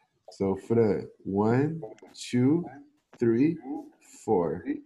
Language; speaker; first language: English; non-native, fluent; Portuguese